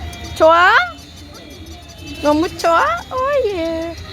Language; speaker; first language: Korean; non-native, learner; Spanish